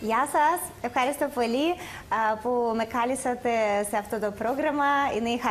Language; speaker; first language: Greek; non-native, learner; Russian